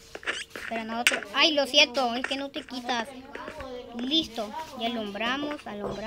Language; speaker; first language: Spanish; native; Spanish